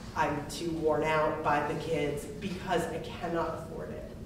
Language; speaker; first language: English; native; English